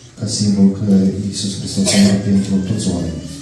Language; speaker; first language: Romanian; non-native, learner; Russian